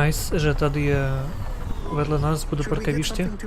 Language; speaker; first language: Czech; non-native, learner; Ukrainian